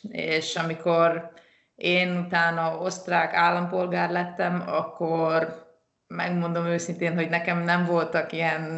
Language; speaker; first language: Hungarian; early bilingual, heritage; Hungarian